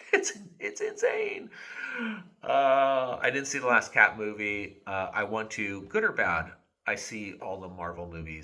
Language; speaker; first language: English; native; English